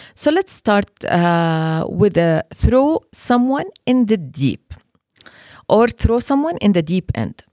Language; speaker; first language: English; non-native, fluent; Arabic